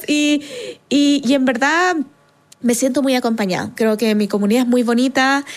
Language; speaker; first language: Spanish; native; Spanish